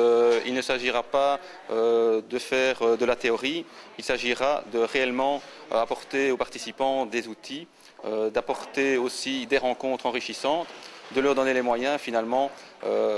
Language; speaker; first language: French; native; French